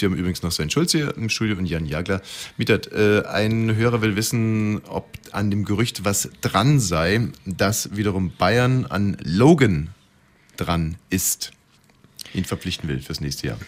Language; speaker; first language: German; native; German